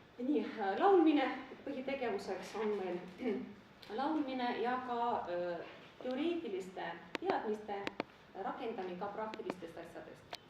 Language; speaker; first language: Estonian; non-native, local second language; Russian